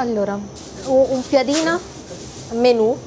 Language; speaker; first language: Italian; non-native, learner; Filipino